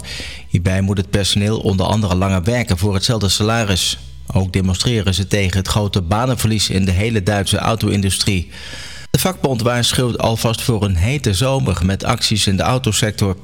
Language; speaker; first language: Dutch; native; Dutch